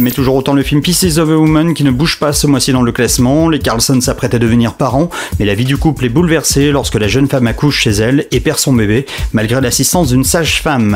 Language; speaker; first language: French; native; French